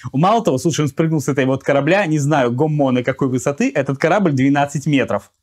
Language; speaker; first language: Russian; native; Russian